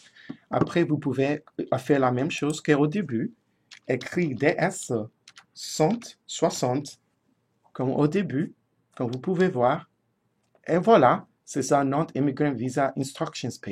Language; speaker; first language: French; non-native, fluent; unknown